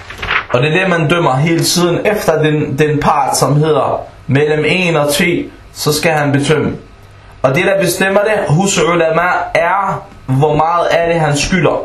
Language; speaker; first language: Danish; early bilingual, other home language; Arabic